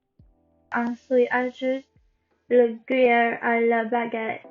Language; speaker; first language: French; non-native, learner; English